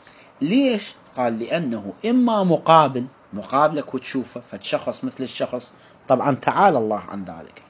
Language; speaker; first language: Arabic; native; Arabic